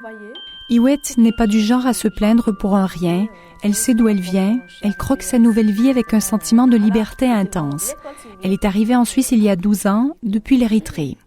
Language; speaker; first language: French; native; French